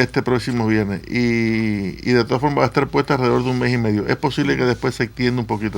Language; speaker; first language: Spanish; native; Spanish